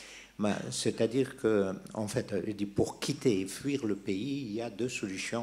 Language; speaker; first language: French; non-native, local second language; Persian